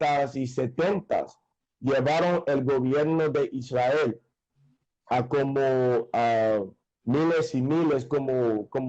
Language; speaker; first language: Spanish; non-native, fluent; English